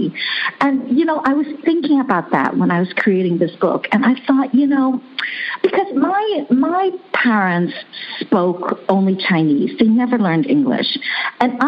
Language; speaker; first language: English; early bilingual, other home language; Chinese